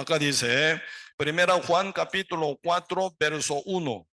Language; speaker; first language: Spanish; non-native, learner; Korean